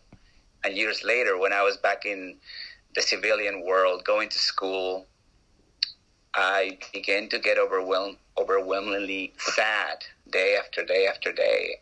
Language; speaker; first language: English; non-native, fluent; Spanish